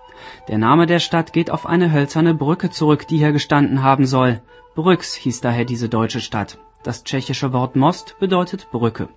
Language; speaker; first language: German; native; German